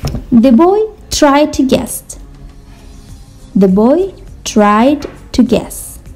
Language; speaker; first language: English; non-native, fluent; Spanish